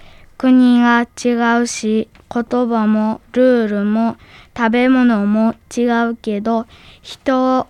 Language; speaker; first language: Japanese; early bilingual, other home language; Arabic